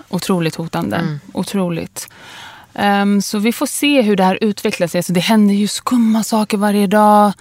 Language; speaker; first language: Swedish; early bilingual, other home language; Kurdish